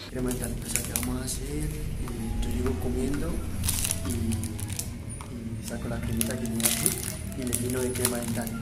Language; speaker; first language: Spanish; native; Spanish